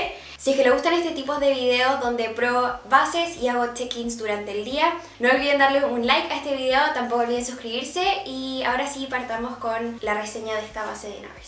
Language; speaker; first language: Spanish; native; Spanish